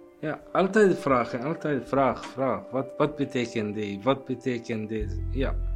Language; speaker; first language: Dutch; non-native, learner; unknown